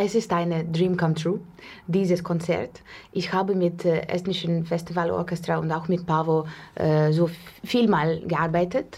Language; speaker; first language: German; non-native, learner; Russian